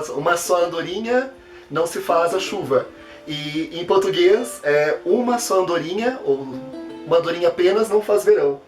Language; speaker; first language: Portuguese; native; Portuguese